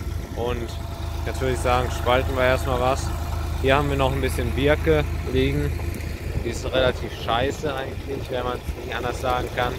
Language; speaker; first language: German; native; German